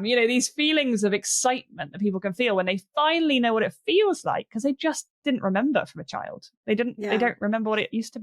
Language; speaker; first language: English; native; English